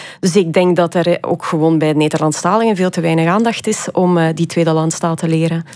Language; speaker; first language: Dutch; native; Dutch